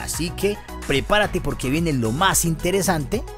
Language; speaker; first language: Spanish; native; Spanish